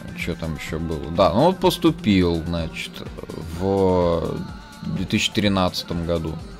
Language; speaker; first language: Russian; native; Russian